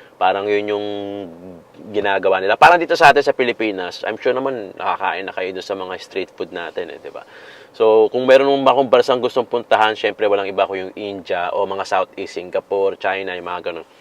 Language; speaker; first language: Filipino; native; Filipino